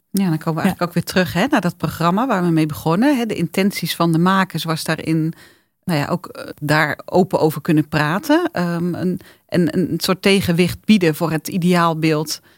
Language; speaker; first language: Dutch; native; Dutch